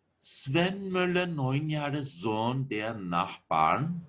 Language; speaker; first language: German; non-native, fluent; Turkish